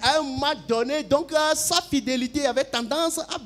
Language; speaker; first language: French; non-native, local second language; Ewe